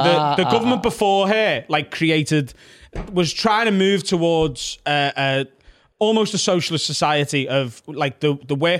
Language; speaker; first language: English; native; English